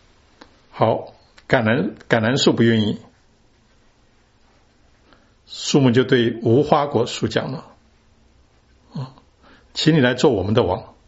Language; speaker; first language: Chinese; native; Chinese